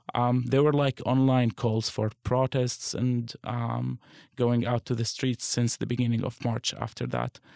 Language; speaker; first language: English; non-native, fluent; Arabic